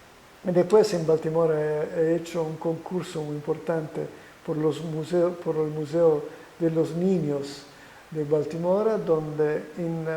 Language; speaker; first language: Spanish; non-native, fluent; Italian